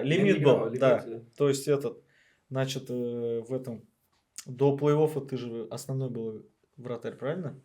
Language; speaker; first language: Russian; native; Russian